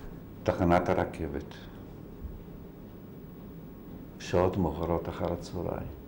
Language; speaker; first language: Hebrew; non-native, fluent; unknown